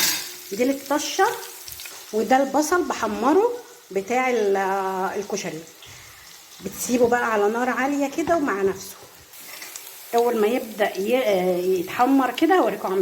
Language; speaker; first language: Arabic; native; Arabic